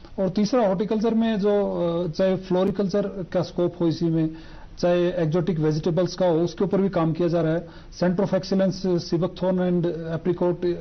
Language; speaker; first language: Hindi; non-native, local second language; Ladakhi